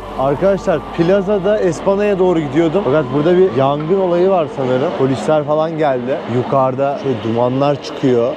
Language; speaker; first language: Turkish; native; Turkish